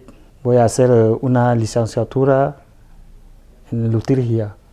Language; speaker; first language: Spanish; non-native, fluent; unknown